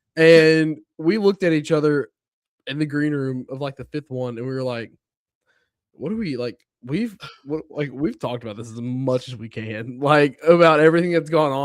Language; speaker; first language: English; native; English